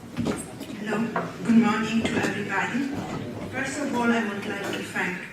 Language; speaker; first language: English; non-native, fluent; Italian